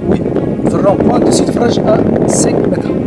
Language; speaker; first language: French; non-native, learner; Arabic